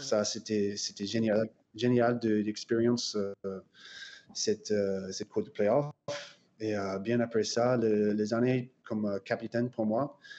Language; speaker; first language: French; non-native, fluent; English